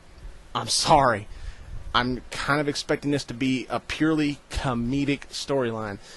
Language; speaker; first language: English; native; English